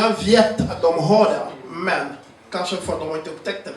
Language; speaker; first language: Swedish; non-native, fluent; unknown